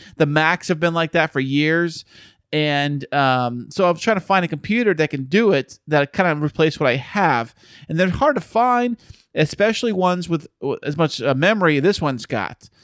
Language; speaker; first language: English; native; English